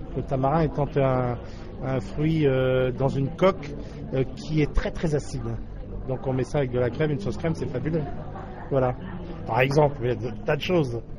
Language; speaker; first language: French; native; French